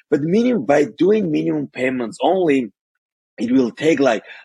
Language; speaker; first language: English; non-native, fluent; Armenian